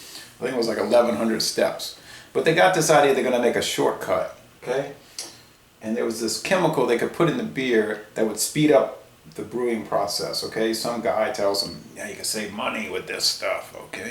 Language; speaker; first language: English; native; English